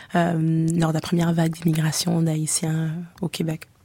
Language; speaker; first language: French; native; French